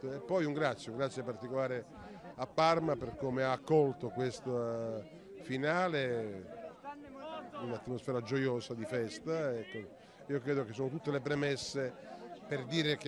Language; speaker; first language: Italian; native; Italian